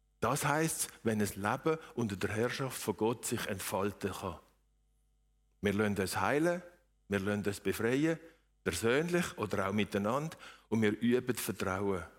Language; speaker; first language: German; native; German